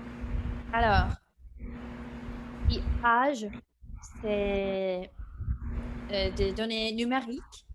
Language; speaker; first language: French; non-native, fluent; English